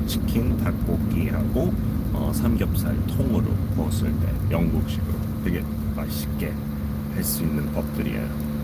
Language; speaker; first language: Korean; non-native, fluent; English